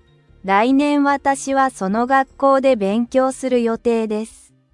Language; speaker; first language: Japanese; non-native, learner; Portuguese